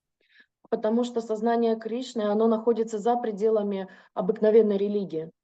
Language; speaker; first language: Russian; native; Russian